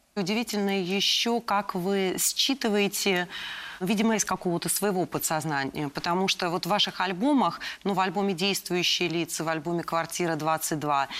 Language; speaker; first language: Russian; native; Russian